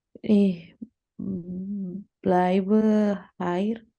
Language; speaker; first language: German; non-native, learner; Indonesian